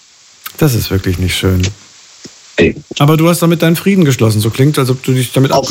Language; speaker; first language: German; native; German